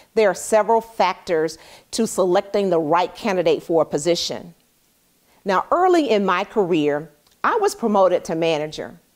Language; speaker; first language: English; native; English